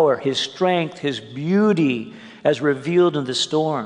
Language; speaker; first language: English; native; English